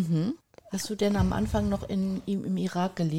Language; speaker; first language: German; native; German